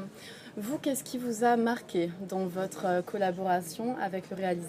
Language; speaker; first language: French; native; French